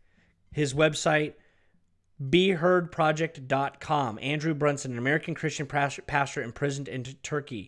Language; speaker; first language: English; native; English